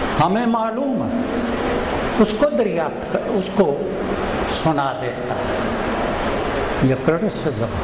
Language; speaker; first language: Hindi; non-native, local second language; Punjabi